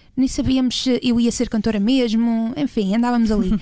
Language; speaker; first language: Portuguese; native; Portuguese